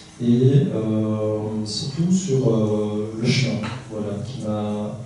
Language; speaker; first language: French; early bilingual, other home language; Korean